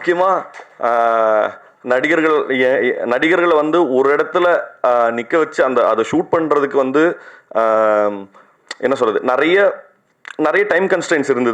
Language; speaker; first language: Tamil; native; Tamil